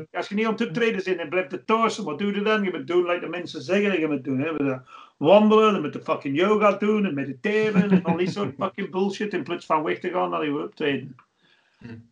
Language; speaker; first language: Dutch; non-native, fluent; English